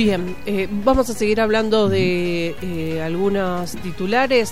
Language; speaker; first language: Spanish; native; Spanish